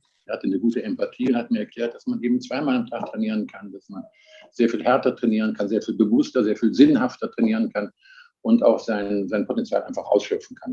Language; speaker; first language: German; native; German